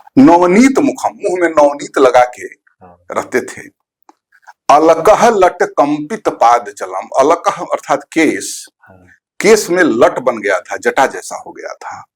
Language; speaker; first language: Hindi; non-native, local second language; Bhojpuri